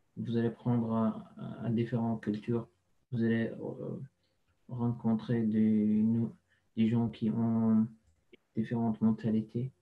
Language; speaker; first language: French; non-native, learner; Arabic